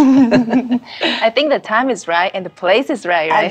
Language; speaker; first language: English; non-native, fluent; Vietnamese